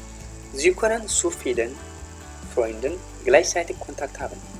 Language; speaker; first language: German; non-native, fluent; Tigrinya